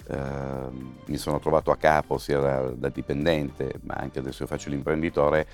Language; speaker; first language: Italian; native; Italian